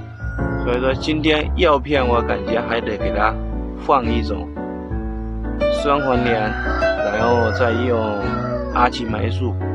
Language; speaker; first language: Chinese; native; Chinese